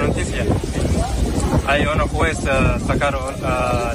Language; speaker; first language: Spanish; non-native, learner; Arabic